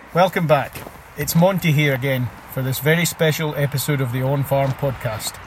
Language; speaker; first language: English; native; English